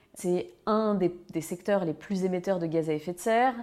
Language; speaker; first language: French; native; French